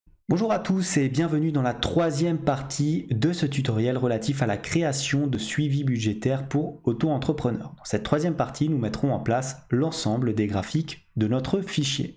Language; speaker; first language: French; native; French